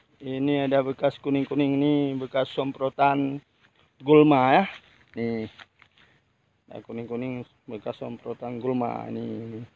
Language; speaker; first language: Indonesian; non-native, local second language; Achinese